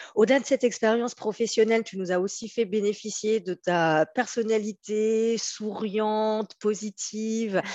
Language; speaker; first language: French; native; French